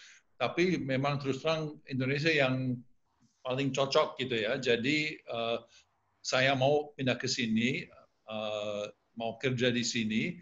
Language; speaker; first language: Indonesian; non-native, fluent; English